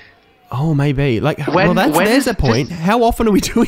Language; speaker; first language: English; native; English